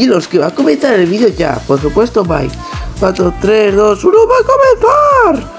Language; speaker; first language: Spanish; native; Spanish